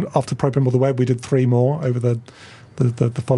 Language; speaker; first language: English; native; English